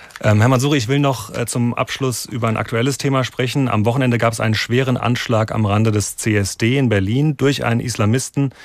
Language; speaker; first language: German; native; German